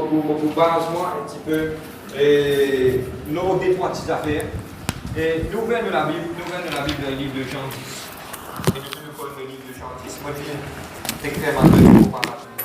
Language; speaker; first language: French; non-native, learner; Morisyen